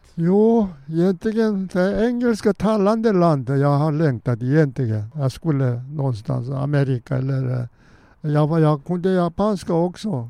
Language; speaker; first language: Swedish; non-native, fluent; Korean